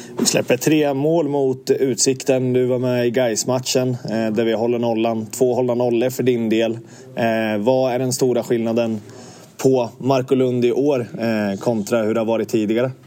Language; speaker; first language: Swedish; native; Swedish